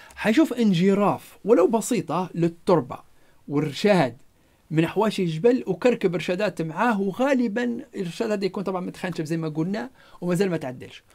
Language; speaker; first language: Arabic; non-native, local second language; Berber languages